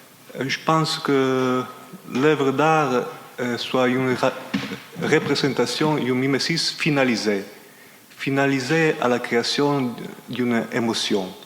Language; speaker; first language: French; non-native, fluent; Italian